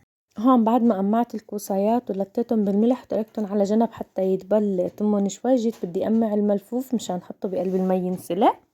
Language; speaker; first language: Arabic; native; Arabic